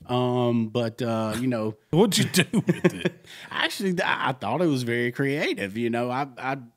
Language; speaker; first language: English; native; English